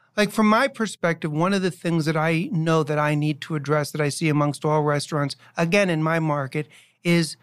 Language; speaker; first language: English; native; English